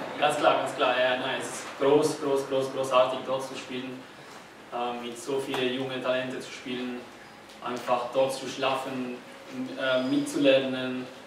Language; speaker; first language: German; non-native, fluent; Catalan